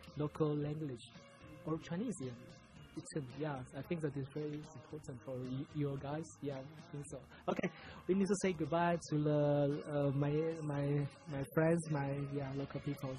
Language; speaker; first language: English; non-native, learner; Chinese